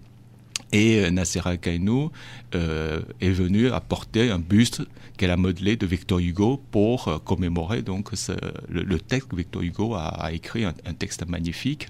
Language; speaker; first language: French; non-native, fluent; Chinese